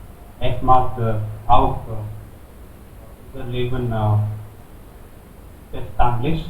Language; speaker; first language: German; non-native, learner; Hindi